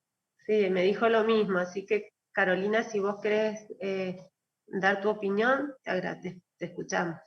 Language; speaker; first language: Spanish; native; Spanish